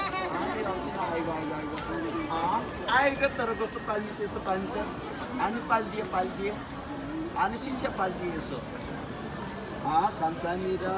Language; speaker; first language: Korean; non-native, learner; Turkish